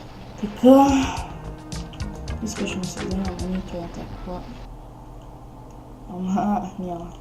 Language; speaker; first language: Bulgarian; native; Bulgarian